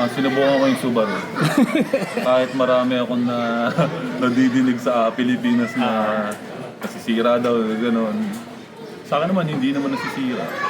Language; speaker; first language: Filipino; native; Filipino